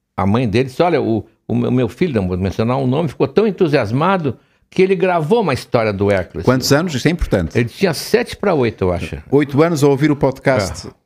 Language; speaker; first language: Portuguese; native; Portuguese